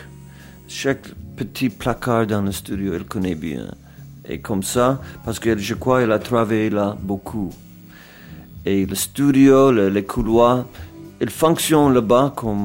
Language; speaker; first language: French; non-native, fluent; English